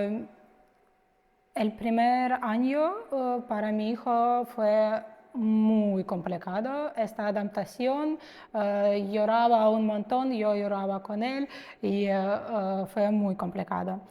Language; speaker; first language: Spanish; non-native, fluent; Russian